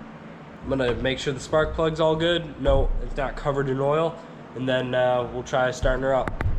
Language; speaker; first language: English; native; English